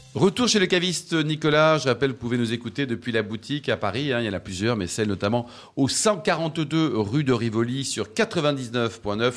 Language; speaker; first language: French; native; French